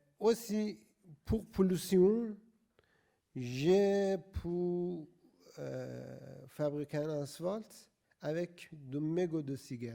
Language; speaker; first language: French; non-native, learner; Persian